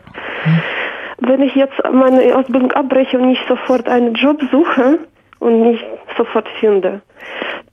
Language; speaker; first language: German; non-native, fluent; Russian